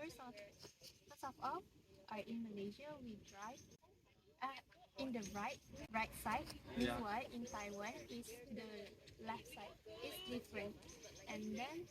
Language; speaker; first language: English; non-native, local second language; Malay